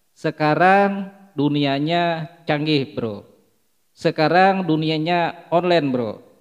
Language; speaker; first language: Indonesian; non-native, local second language; Iban